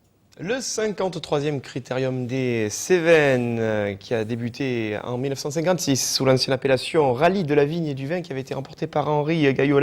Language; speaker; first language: French; native; French